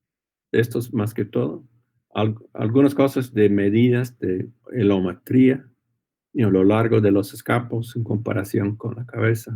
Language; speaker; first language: Spanish; non-native, fluent; English